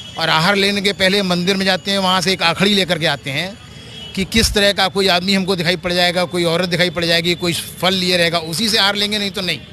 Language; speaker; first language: Hindi; native; Hindi